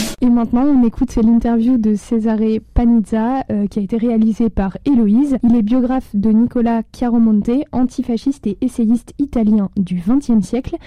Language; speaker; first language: French; native; French